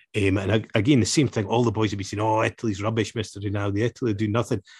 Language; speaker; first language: English; native; English